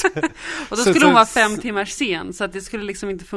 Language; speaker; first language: Swedish; native; Swedish